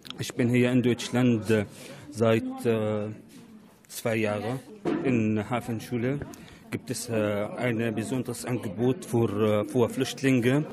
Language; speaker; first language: German; non-native, learner; Arabic